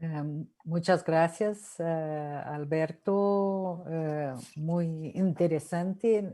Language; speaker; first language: Spanish; non-native, fluent; Portuguese